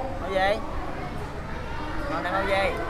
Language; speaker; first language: Vietnamese; native; Vietnamese